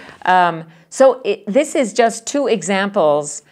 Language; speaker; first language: English; native; English